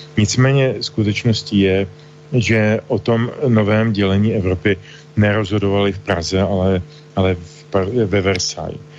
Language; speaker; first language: Czech; native; Czech